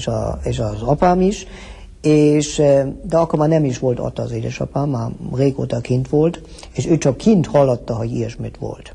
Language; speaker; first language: Hungarian; early bilingual, heritage; Hungarian